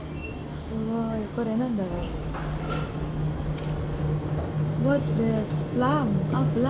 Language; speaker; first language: Japanese; non-native, learner; Filipino